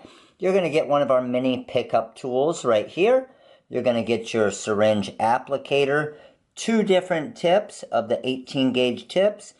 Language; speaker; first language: English; native; English